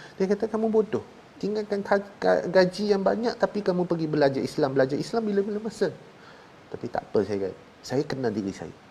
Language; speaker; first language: Malay; non-native, local second language; Chinese